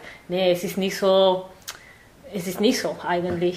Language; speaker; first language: German; non-native, fluent; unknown